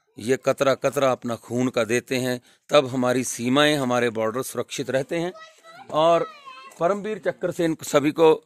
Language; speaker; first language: Hindi; non-native, local second language; Punjabi